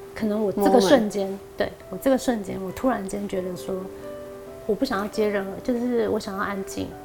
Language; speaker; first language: Chinese; early bilingual, heritage; Spanish